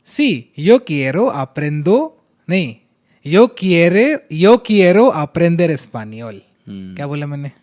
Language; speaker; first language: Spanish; non-native, learner; Hindi